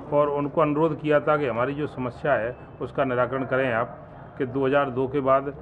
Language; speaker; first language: Hindi; native; Hindi